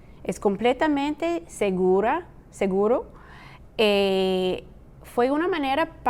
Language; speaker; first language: Spanish; non-native, fluent; English